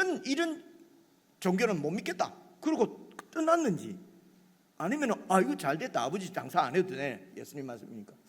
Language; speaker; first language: Korean; native; Korean